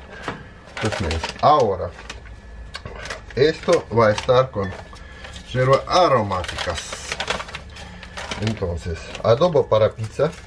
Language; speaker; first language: Spanish; non-native, fluent; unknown